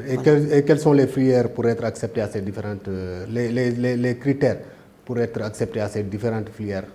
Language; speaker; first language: French; non-native, local second language; Wolof